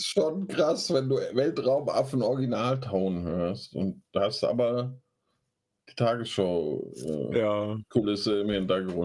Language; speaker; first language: German; native; German